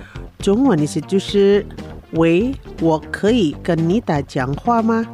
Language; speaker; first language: Chinese; non-native, learner; Indonesian